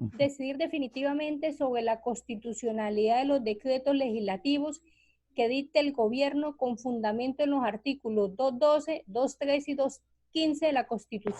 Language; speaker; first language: Spanish; native; Spanish